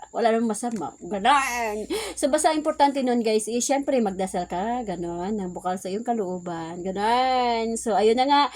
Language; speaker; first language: Filipino; non-native, local second language; Cebuano